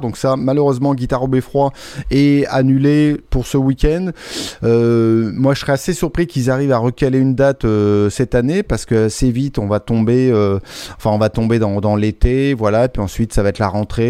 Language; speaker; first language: French; native; French